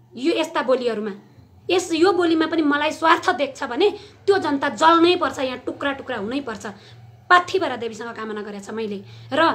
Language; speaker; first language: Nepali; native; Nepali